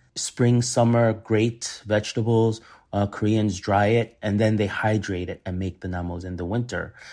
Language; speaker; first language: English; early bilingual, other home language; Korean